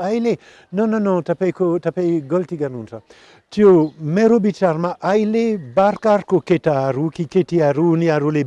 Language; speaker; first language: Nepali; non-native, learner; French